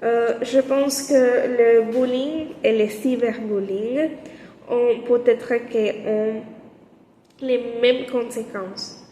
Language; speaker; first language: French; non-native, learner; Spanish